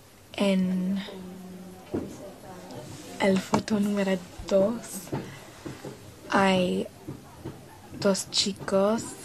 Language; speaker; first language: Spanish; non-native, learner; English